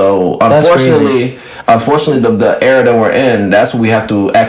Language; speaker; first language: English; early bilingual, other home language; French